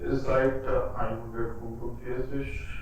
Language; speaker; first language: German; non-native, learner; Hindi